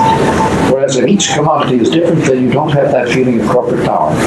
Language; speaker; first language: English; native; English